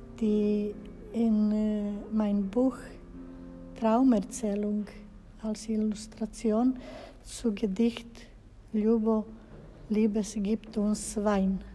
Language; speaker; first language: German; non-native, fluent; Serbian